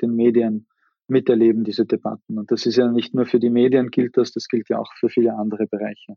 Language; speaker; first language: German; native; German